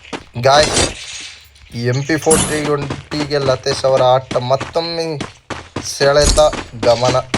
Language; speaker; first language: Kannada; native; Kannada